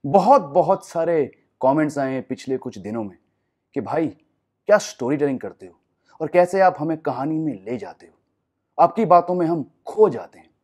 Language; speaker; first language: Hindi; non-native, local second language; English